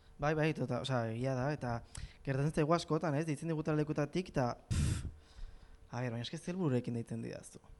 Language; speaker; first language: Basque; non-native, local second language; Spanish